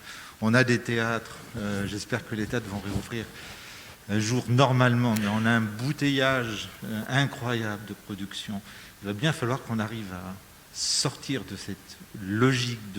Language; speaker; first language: French; native; French